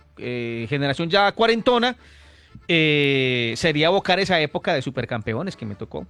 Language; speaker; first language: Spanish; native; Spanish